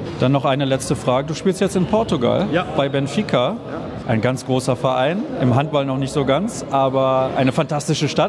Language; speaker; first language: German; native; German